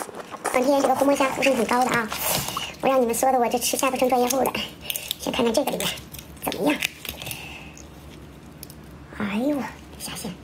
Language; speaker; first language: Chinese; native; Chinese